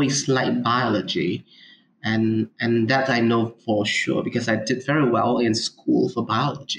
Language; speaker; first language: English; non-native, local second language; Cantonese